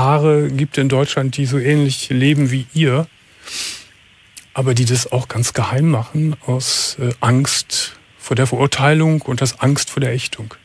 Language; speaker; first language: German; native; German